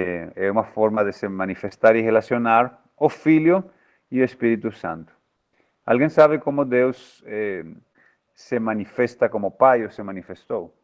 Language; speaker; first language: Portuguese; non-native, fluent; Spanish